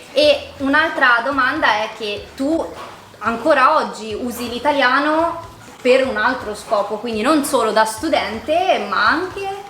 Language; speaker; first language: Italian; native; Italian